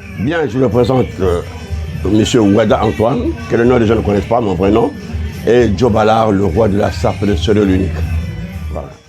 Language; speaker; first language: French; non-native, local second language; Lingala